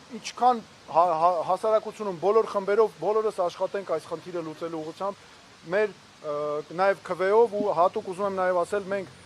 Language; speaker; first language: Armenian; native; Armenian